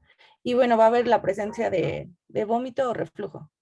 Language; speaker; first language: Spanish; native; Spanish